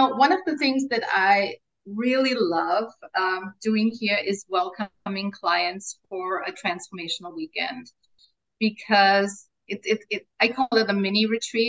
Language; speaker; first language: English; non-native, fluent; German